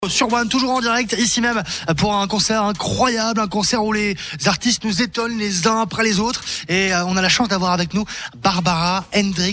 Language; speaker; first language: French; native; French